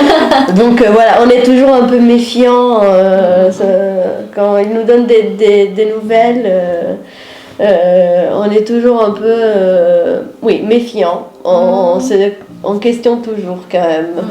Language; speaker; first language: French; non-native, fluent; Italian